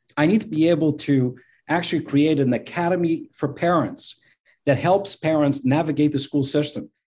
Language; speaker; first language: English; non-native, fluent; Portuguese